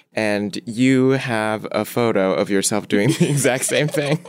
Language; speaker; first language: English; early bilingual, other home language; Korean